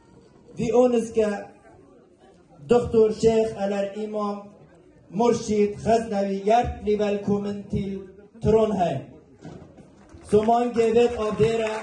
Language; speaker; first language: Norwegian; non-native, fluent; Central Kurdish